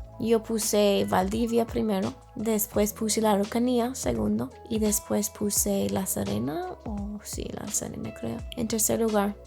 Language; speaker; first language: Spanish; non-native, fluent; English